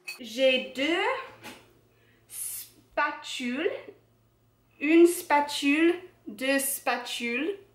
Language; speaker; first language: French; non-native, learner; English